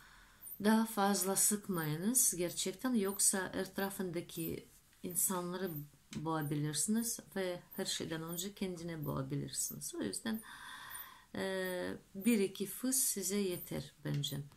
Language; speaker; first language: Turkish; non-native, fluent; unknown